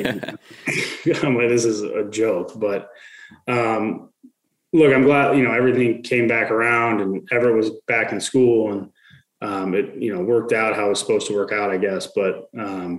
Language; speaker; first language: English; native; English